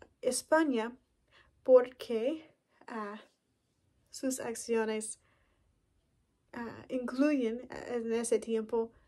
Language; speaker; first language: Spanish; non-native, learner; English